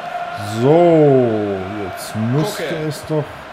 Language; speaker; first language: German; native; German